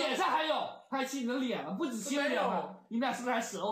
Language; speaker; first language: Chinese; native; Chinese